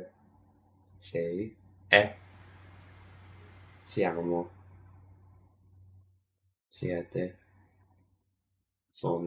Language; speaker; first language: Italian; non-native, learner; English